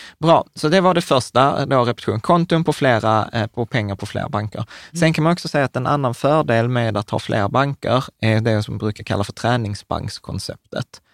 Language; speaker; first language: Swedish; early bilingual, other home language; Czech